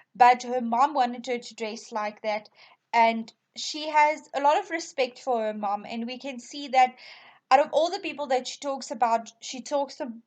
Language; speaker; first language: English; non-native, local second language; Afrikaans